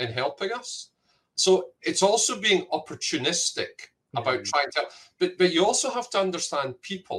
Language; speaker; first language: English; native; English